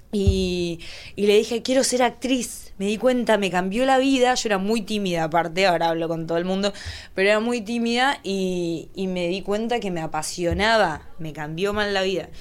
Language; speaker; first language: Spanish; native; Spanish